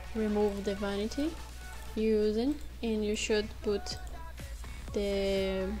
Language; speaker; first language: English; non-native, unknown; Portuguese